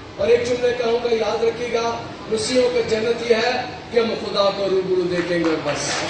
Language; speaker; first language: Urdu; non-native, local second language; Punjabi